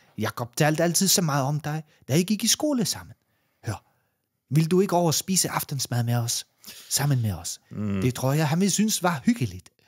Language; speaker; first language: Danish; native; Danish